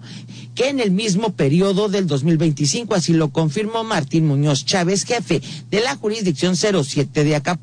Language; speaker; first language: Spanish; native; Spanish